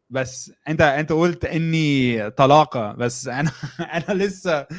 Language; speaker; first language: Arabic; non-native, fluent; English